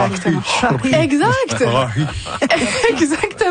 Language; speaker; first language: French; native; French